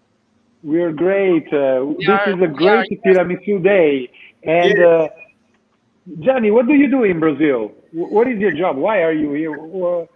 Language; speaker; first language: English; non-native, fluent; Italian